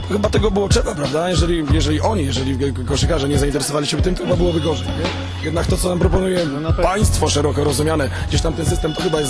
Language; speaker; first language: Polish; native; Polish